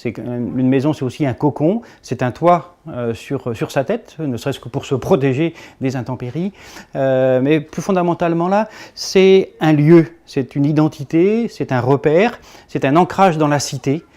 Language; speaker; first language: French; native; French